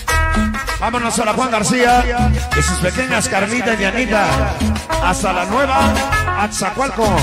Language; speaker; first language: Spanish; native; Spanish